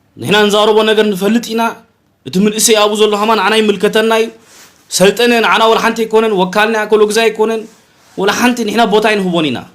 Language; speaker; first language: Tigrinya; early bilingual, heritage; Tigrinya